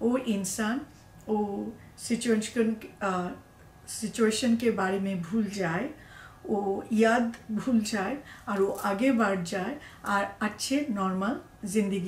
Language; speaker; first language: Hindi; non-native, learner; Bangla